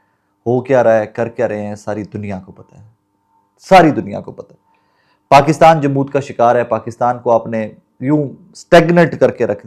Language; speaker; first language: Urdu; non-native, local second language; Punjabi